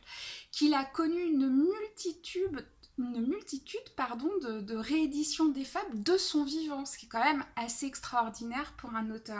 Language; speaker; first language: French; native; French